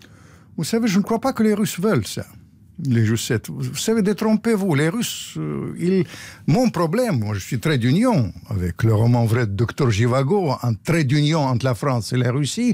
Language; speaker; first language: French; non-native, fluent; Russian